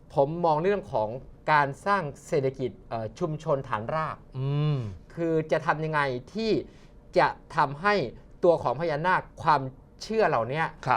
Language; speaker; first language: Thai; native; Thai